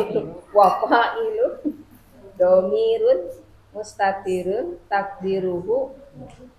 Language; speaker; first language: Arabic; non-native, learner; Indonesian